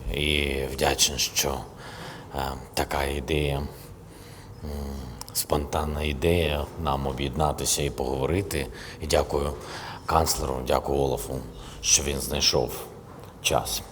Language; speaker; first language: Ukrainian; non-native, local second language; Russian